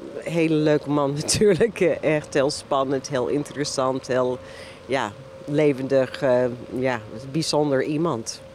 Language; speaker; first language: Dutch; non-native, fluent; English